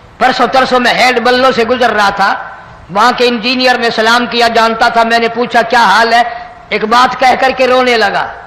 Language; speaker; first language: Urdu; non-native, local second language; Saraiki